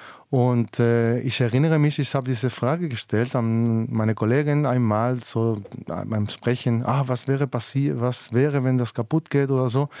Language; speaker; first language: German; non-native, fluent; Spanish